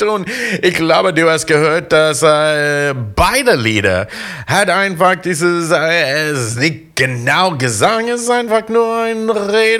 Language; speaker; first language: German; non-native, learner; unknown